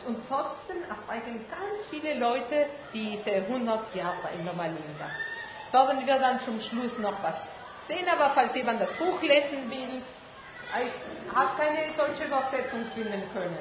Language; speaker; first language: German; non-native, fluent; Spanish